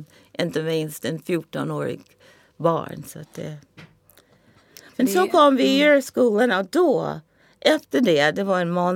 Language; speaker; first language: Swedish; non-native, fluent; English